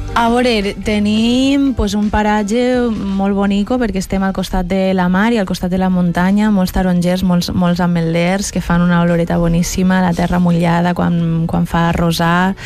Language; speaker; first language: Catalan; native; Catalan